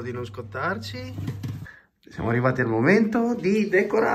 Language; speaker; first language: Italian; native; Italian